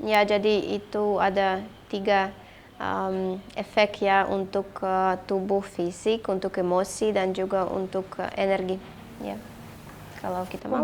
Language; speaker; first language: Indonesian; non-native, fluent; Russian